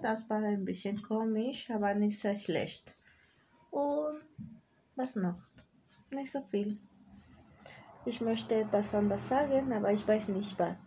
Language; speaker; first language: German; non-native, learner; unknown